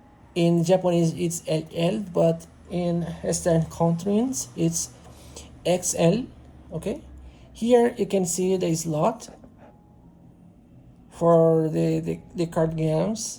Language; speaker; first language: English; non-native, learner; Portuguese